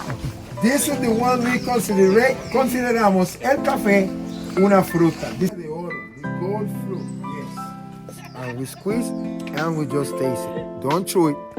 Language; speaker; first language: English; non-native, local second language; Spanish